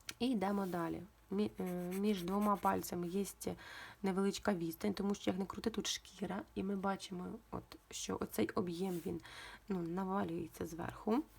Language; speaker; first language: Ukrainian; non-native, local second language; Russian